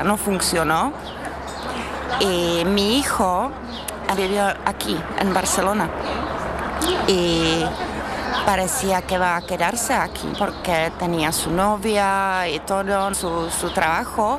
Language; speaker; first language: Spanish; non-native, fluent; Czech